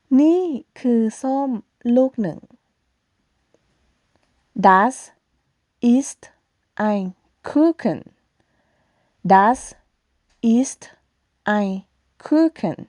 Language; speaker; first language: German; non-native, fluent; Thai